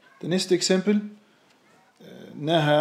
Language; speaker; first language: Danish; non-native, fluent; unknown